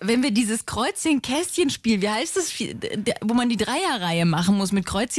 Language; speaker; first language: German; native; German